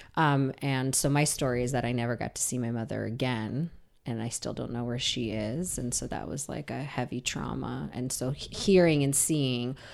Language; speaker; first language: English; early bilingual, other home language; Russian